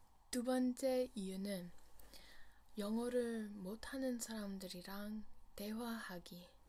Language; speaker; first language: Korean; non-native, learner; English